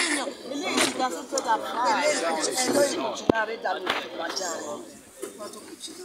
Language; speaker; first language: Italian; non-native, learner; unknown